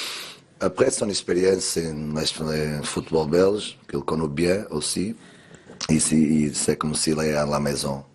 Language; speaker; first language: French; non-native, learner; Portuguese